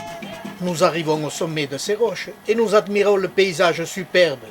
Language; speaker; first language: French; native; French